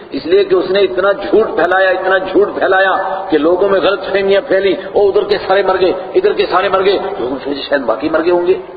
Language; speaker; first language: Urdu; non-native, local second language; Punjabi